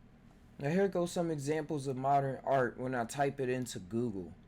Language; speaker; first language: English; native; English